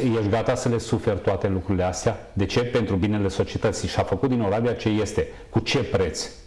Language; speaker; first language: Romanian; native; Romanian